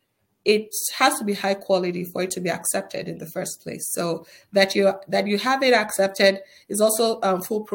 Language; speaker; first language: English; non-native, local second language; Yoruba